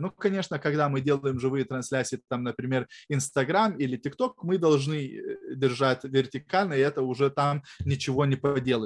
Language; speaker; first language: Russian; non-native, fluent; Lithuanian